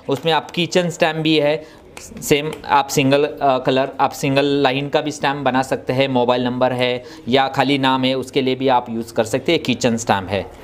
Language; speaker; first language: Hindi; non-native, local second language; Marathi